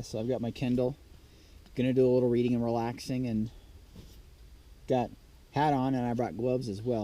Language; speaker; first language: English; native; English